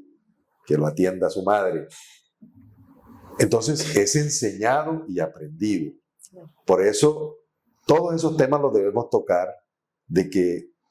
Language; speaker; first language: Spanish; native; Spanish